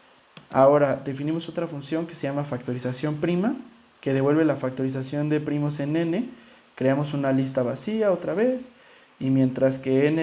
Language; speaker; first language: Spanish; native; Spanish